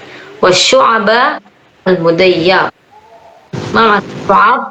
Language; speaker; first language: Arabic; non-native, fluent; Indonesian